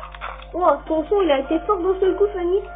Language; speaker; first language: French; native; French